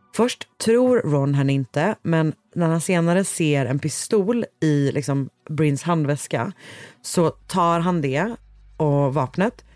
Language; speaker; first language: Swedish; native; Swedish